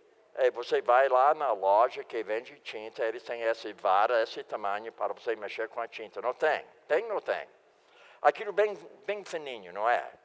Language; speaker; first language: Portuguese; non-native, fluent; English